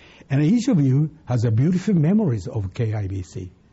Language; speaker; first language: English; non-native, fluent; Japanese